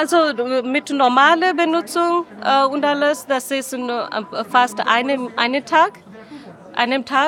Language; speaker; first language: German; non-native, learner; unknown